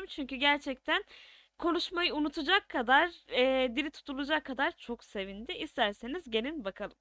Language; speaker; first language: Turkish; native; Turkish